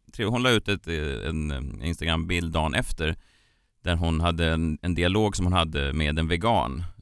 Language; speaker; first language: Swedish; native; Swedish